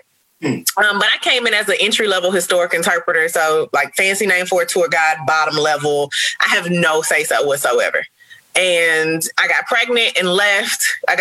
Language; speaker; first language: English; native; English